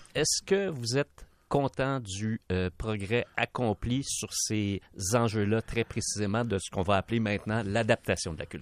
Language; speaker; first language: French; native; French